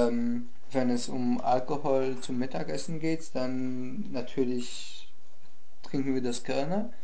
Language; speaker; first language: German; non-native, fluent; Polish